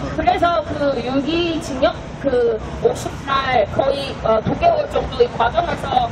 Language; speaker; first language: Korean; non-native, fluent; Chinese